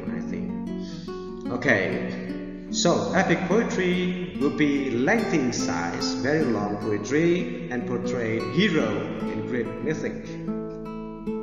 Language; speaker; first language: English; non-native, fluent; Indonesian